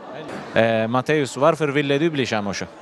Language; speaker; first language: Swedish; non-native, local second language; Turoyo